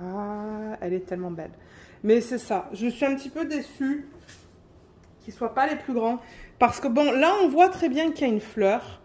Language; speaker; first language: French; native; French